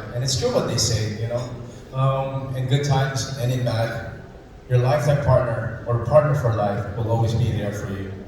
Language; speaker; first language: English; non-native, local second language; Filipino